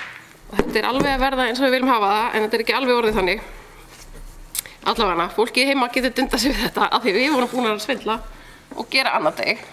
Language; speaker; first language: Icelandic; native; Icelandic